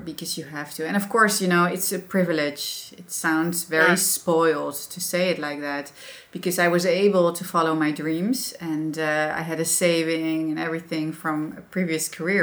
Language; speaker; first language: English; non-native, fluent; Dutch